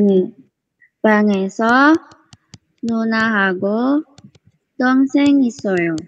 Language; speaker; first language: Korean; non-native, learner; Indonesian